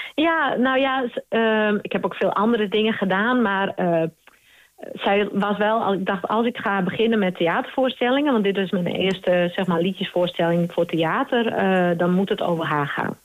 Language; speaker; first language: Dutch; non-native, local second language; Western Frisian